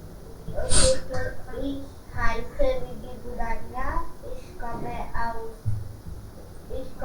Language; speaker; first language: German; non-native, learner; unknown